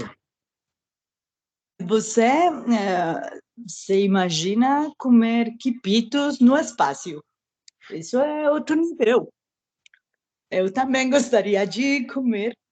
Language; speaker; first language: Portuguese; non-native, learner; Spanish